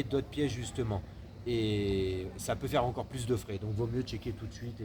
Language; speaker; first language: French; native; French